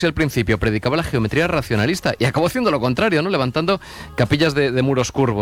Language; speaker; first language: Spanish; native; Spanish